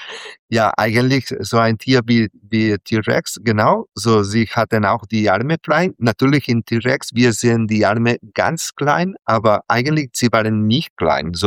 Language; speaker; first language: German; non-native, fluent; Catalan